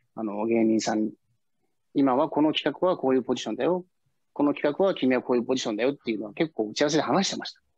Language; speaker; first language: Japanese; native; Japanese